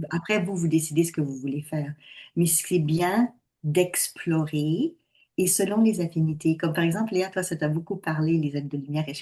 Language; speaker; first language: French; native; French